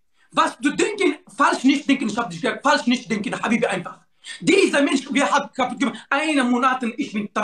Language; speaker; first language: German; non-native, learner; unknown